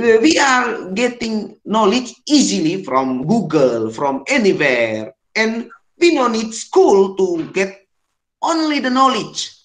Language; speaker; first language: English; non-native, learner; Indonesian